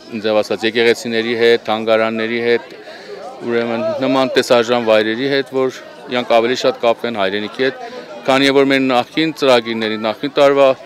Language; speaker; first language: Armenian; early bilingual, heritage; Armenian